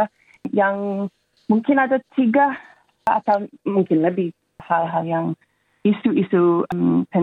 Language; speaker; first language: Indonesian; non-native, fluent; English